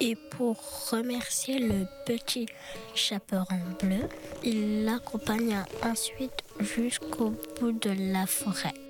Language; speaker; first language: French; native; French